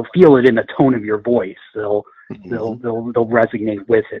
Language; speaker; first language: English; native; English